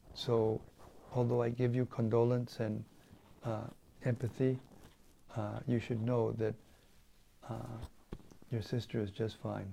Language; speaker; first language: English; native; English